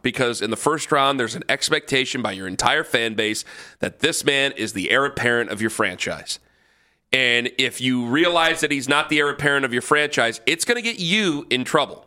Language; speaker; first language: English; native; English